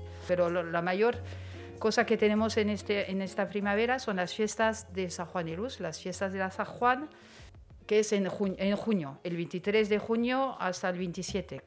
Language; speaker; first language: Spanish; non-native, fluent; French